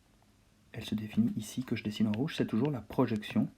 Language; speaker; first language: French; native; French